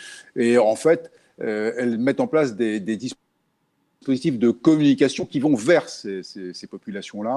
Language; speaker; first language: French; native; French